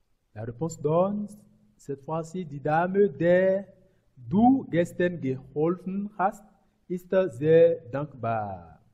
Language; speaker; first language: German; non-native, fluent; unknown